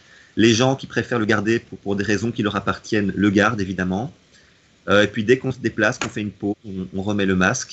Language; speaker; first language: French; native; French